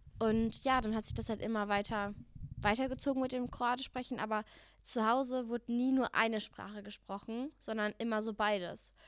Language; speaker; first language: German; native; German